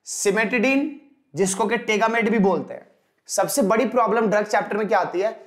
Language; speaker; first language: Hindi; native; Hindi